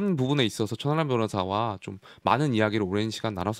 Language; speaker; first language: Korean; native; Korean